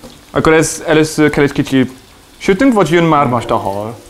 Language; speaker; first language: Hungarian; non-native, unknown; English